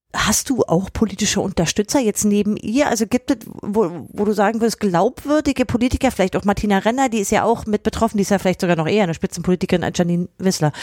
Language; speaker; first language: German; native; German